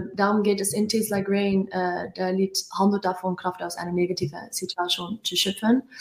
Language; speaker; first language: German; non-native, learner; Dutch